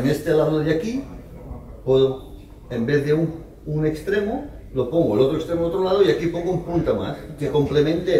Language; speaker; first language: Spanish; native; Spanish